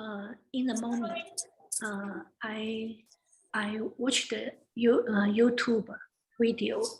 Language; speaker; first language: English; non-native, learner; Chinese